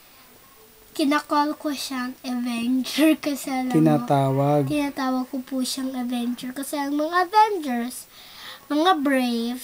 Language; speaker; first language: Filipino; early bilingual, heritage; Filipino